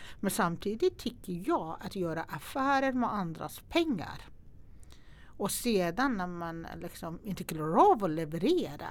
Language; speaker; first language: Swedish; non-native, fluent; Persian